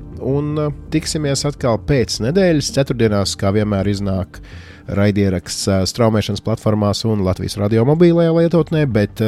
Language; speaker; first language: Latvian; native; Latvian